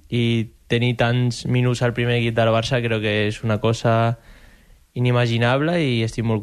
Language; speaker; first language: Catalan; non-native, local second language; Spanish